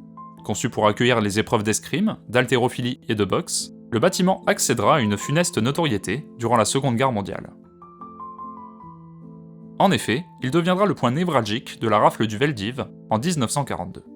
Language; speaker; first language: French; native; French